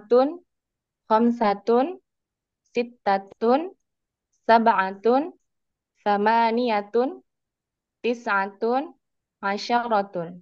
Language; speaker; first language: Arabic; non-native, learner; Indonesian